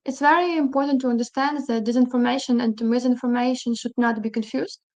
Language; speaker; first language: English; non-native, fluent; Ukrainian